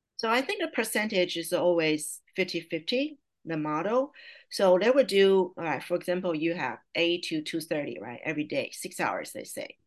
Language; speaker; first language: English; non-native, fluent; Chinese